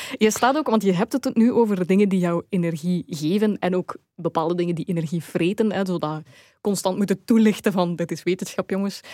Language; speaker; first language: Dutch; native; Dutch